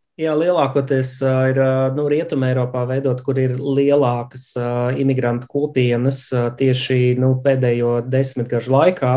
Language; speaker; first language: Latvian; native; Latvian